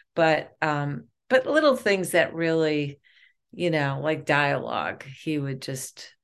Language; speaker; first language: English; native; English